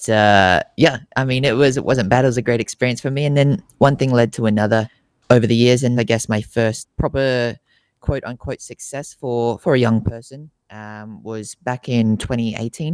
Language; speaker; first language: English; native; English